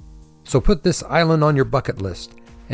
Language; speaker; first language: English; native; English